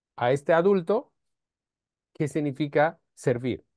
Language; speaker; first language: Spanish; non-native, fluent; Romanian